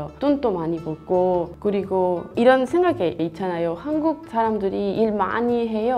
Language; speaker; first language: Korean; non-native, learner; Spanish